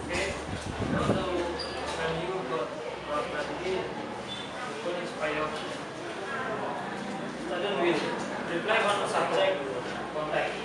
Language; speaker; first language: English; non-native, learner; Indonesian